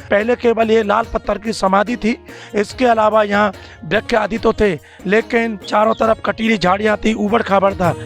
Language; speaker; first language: Hindi; native; Hindi